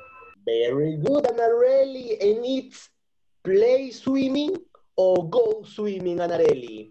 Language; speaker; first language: English; non-native, fluent; Spanish